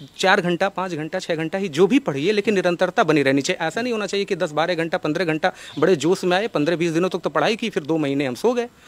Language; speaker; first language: Hindi; native; Hindi